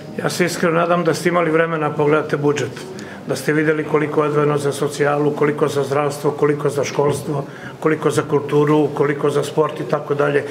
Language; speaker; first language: Serbian; native; Serbian